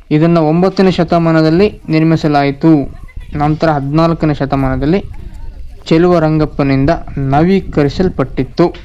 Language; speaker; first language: Kannada; native; Kannada